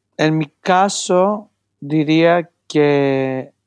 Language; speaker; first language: Spanish; non-native, fluent; Greek